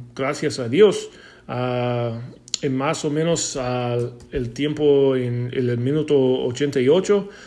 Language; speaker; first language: Spanish; non-native, learner; English